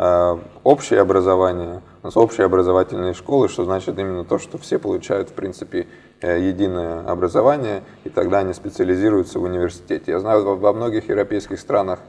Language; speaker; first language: Russian; native; Russian